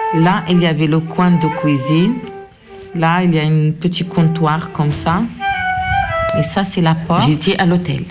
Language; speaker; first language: French; non-native, local second language; Arabic